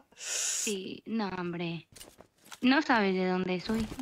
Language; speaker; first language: Spanish; native; Spanish